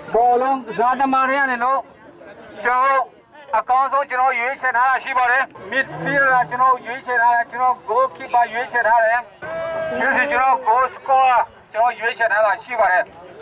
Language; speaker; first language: Burmese; non-native, local second language; Tedim Chin